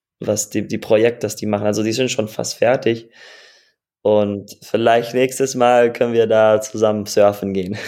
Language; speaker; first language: German; early bilingual, heritage; German